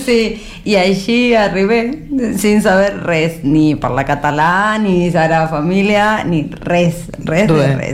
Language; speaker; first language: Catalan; non-native, learner; Spanish